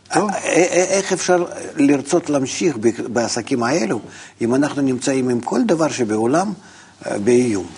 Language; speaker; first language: Hebrew; non-native, fluent; Russian